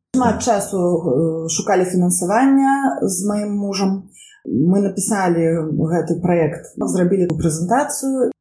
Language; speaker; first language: Belarusian; non-native, local second language; Russian